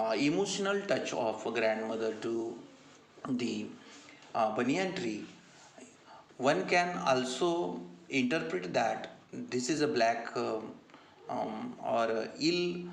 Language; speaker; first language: English; non-native, local second language; Marathi